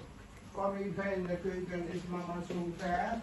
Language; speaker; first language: Dutch; non-native, local second language; Caribbean Hindustani